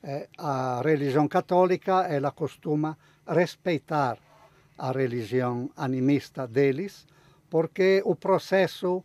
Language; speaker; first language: Portuguese; non-native, fluent; Italian